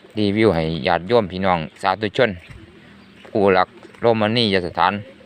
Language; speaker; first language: Thai; native; Thai